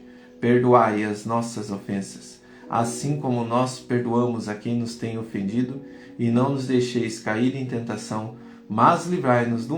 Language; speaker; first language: Portuguese; native; Portuguese